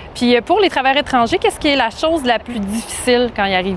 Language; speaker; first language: French; native; French